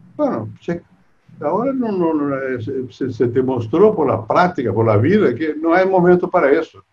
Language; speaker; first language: Spanish; non-native, fluent; Portuguese